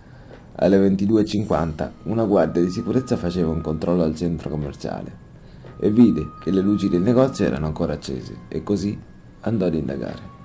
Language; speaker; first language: Italian; native; Italian